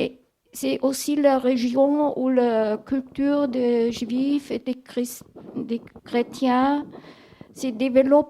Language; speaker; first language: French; non-native, fluent; German